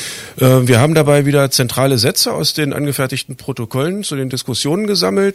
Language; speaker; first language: German; native; German